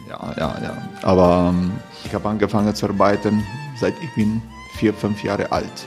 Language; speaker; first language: German; non-native, learner; Croatian